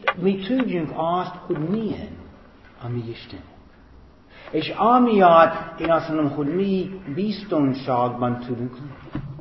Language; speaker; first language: Hungarian; non-native, fluent; English